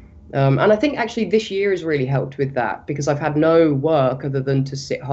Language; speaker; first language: English; native; English